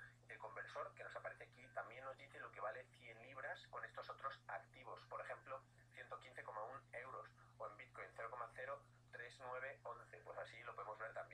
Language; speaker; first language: Spanish; native; Spanish